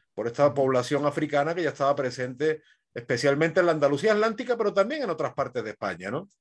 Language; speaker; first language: Spanish; native; Spanish